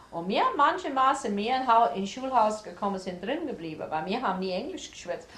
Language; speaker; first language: German; early bilingual, heritage; German